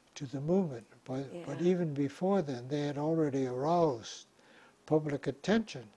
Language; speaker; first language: English; native; English